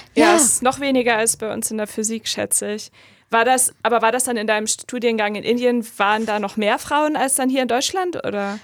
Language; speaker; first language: German; native; German